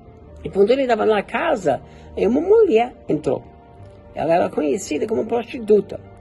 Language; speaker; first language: Portuguese; non-native, fluent; German